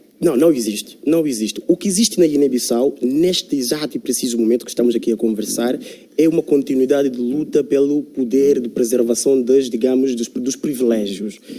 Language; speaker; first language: Portuguese; non-native, local second language; Upper Guinea Crioulo